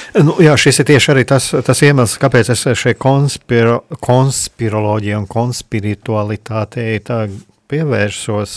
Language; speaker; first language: Latvian; native; Latvian